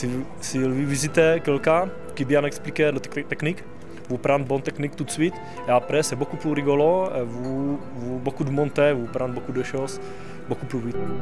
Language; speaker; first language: French; non-native, learner; Czech